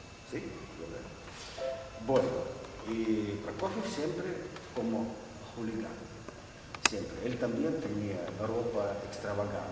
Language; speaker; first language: Spanish; non-native, learner; Russian